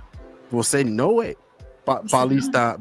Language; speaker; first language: Portuguese; non-native, learner; English